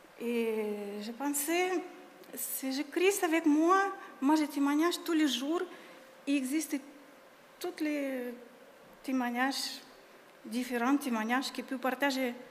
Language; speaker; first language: French; non-native, learner; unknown